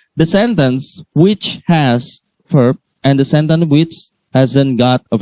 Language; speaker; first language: English; non-native, learner; Indonesian